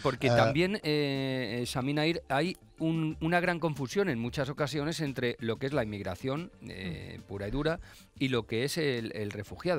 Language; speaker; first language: Spanish; native; Spanish